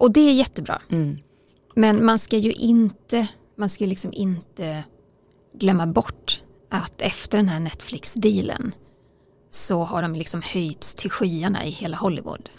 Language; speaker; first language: Swedish; native; Swedish